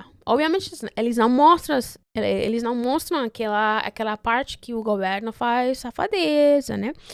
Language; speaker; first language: Portuguese; non-native, fluent; Spanish